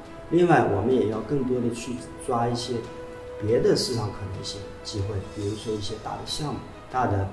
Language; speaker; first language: Chinese; native; Chinese